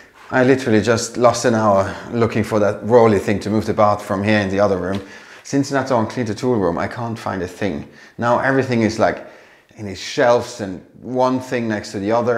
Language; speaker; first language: English; non-native, fluent; German